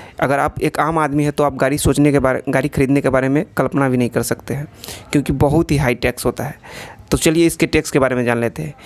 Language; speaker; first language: Hindi; native; Hindi